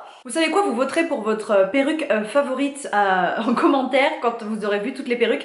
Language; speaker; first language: French; native; French